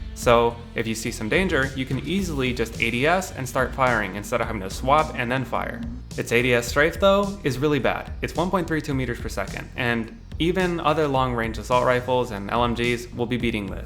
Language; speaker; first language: English; native; English